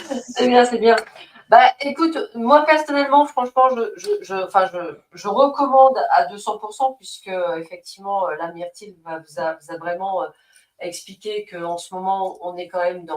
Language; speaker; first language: French; native; French